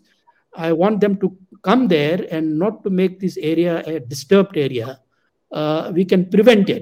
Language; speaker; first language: English; non-native, local second language; Ladakhi